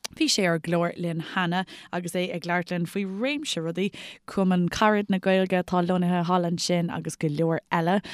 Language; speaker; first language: Irish; non-native, local second language; English